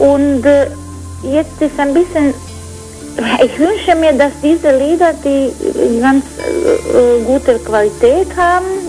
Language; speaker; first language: German; non-native, fluent; Croatian